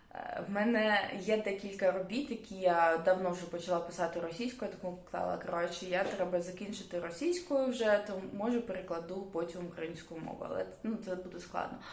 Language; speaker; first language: Ukrainian; non-native, local second language; Russian